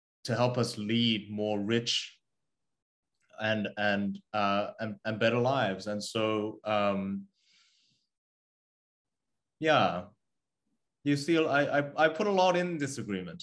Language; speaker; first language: English; early bilingual, other home language; Korean